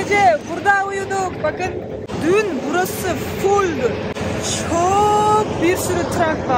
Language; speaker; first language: Turkish; non-native, fluent; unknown